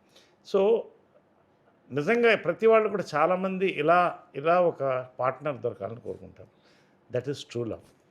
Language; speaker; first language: Telugu; native; Telugu